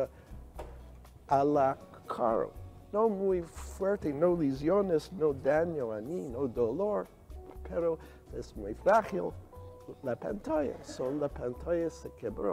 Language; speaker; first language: Spanish; non-native, learner; English